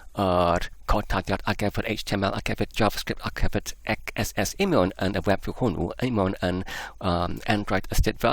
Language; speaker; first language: Welsh; non-native, learner; English